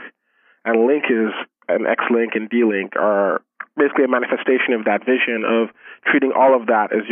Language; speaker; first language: English; non-native, local second language; Yoruba